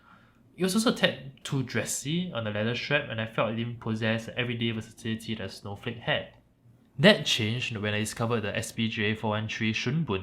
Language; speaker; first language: English; native; English